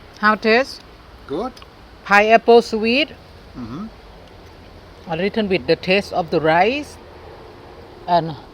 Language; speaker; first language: English; non-native, learner; Thai